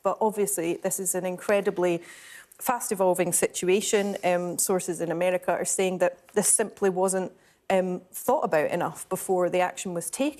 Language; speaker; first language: English; native; English